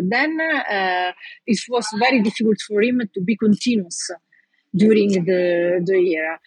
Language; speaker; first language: English; non-native, learner; Italian